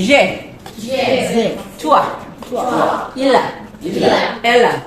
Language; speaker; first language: French; non-native, fluent; Indonesian